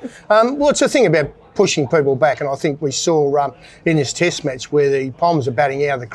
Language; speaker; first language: English; native; English